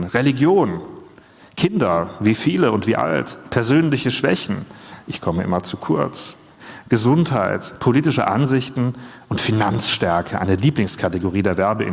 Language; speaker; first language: German; native; German